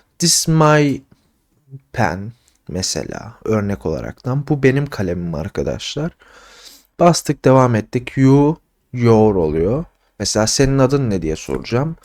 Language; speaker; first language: Turkish; native; Turkish